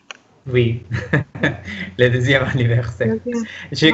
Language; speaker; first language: French; non-native, learner; Spanish